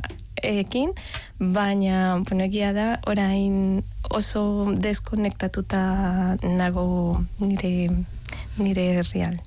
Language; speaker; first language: Basque; non-native, learner; Spanish